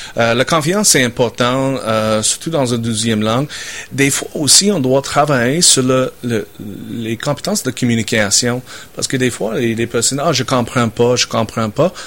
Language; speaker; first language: French; non-native, fluent; English